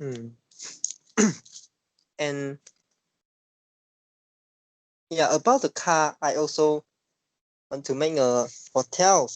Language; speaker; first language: English; non-native, learner; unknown